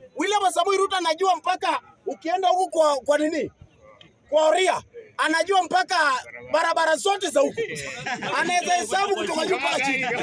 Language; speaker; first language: Swahili; non-native, local second language; Luo (Kenya and Tanzania)